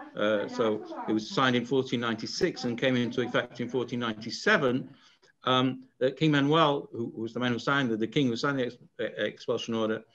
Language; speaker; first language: English; native; English